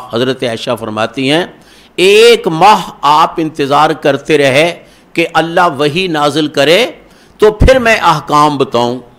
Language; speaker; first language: Urdu; non-native, local second language; Punjabi